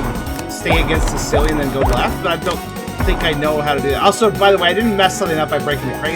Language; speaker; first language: English; native; English